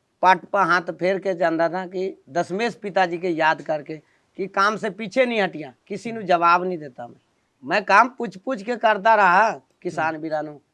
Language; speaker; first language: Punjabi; non-native, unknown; Nepali